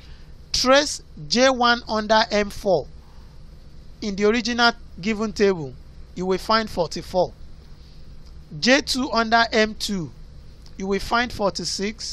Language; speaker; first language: English; non-native, local second language; Yoruba